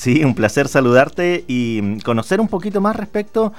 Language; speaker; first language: Spanish; native; Spanish